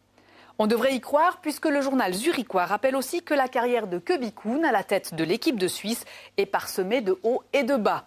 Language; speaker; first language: French; native; French